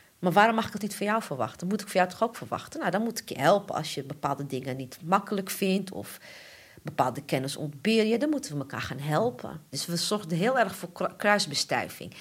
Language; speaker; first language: Dutch; early bilingual, other home language; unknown